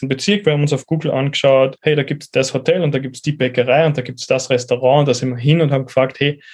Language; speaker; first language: German; native; German